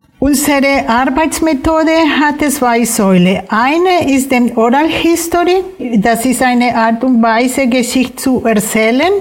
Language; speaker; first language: German; non-native, fluent; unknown